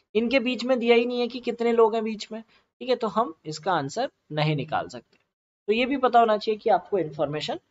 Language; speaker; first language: Hindi; native; Hindi